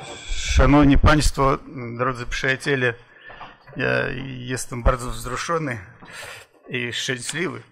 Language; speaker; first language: Polish; non-native, fluent; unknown